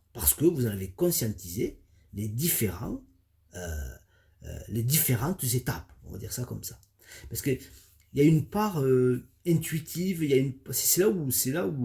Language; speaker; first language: French; native; French